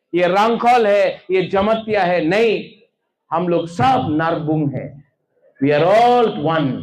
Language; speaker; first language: Hindi; non-native, local second language; Bangla